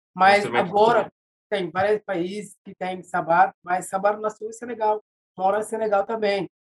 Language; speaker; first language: Portuguese; non-native, fluent; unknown